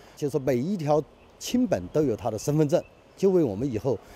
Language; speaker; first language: Chinese; native; Chinese